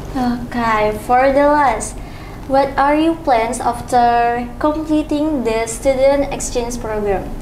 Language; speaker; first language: English; non-native, local second language; Indonesian